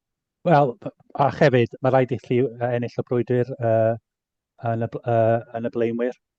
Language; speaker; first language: Welsh; non-native, fluent; English